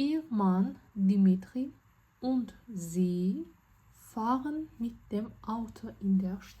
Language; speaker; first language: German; non-native, fluent; Azerbaijani